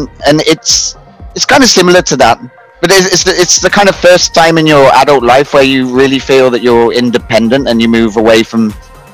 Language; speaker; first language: English; native; English